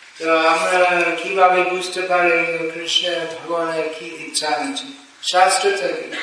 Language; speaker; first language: Bangla; non-native, fluent; English